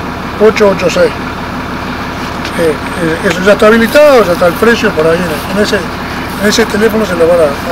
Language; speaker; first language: Spanish; native; Spanish